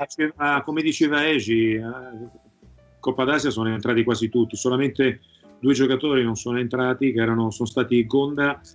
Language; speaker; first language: Italian; native; Italian